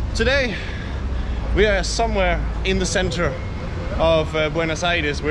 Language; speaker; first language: English; non-native, fluent; Danish